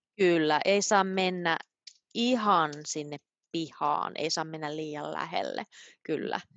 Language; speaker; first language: Finnish; native; Finnish